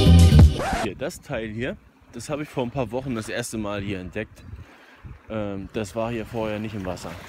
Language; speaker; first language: German; native; German